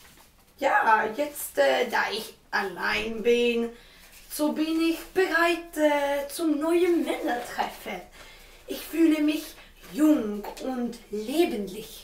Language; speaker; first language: German; non-native, learner; Swedish